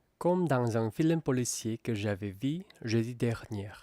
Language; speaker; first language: French; non-native, fluent; Korean